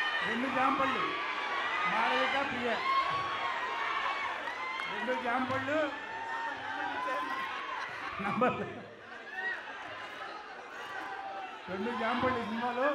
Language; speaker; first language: Telugu; native; Telugu